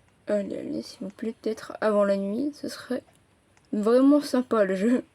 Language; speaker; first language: French; native; French